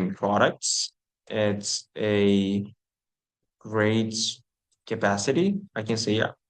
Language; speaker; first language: English; non-native, fluent; Uzbek